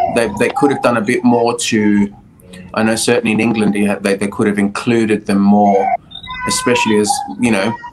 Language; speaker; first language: English; early bilingual, other home language; Spanish